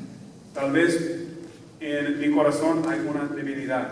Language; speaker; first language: Spanish; non-native, fluent; English